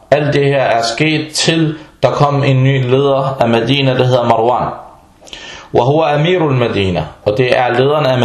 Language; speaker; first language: Danish; non-native, fluent; Arabic